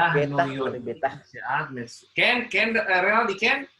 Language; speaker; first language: Hebrew; non-native, fluent; Indonesian